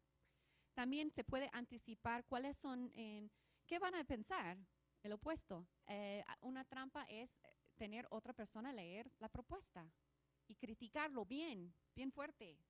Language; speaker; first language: Spanish; non-native, fluent; English